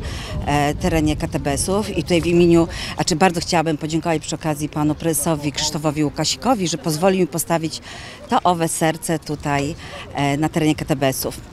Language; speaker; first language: Polish; native; Polish